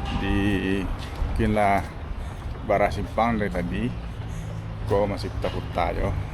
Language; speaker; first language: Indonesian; non-native, local second language; Minangkabau